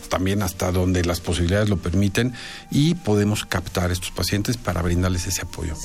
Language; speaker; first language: Spanish; native; Spanish